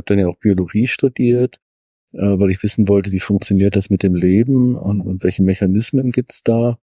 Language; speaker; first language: German; native; German